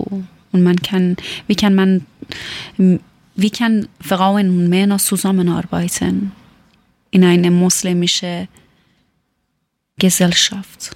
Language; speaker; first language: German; non-native, learner; Persian